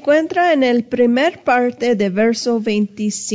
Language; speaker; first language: Spanish; early bilingual, heritage; Spanish